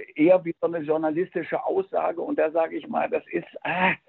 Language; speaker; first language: German; early bilingual, other home language; Spanish